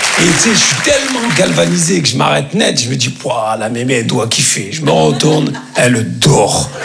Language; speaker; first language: French; native; French